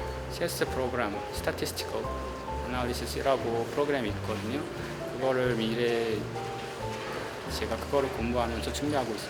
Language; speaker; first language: Korean; non-native, learner; Uzbek